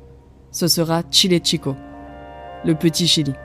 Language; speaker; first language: French; native; French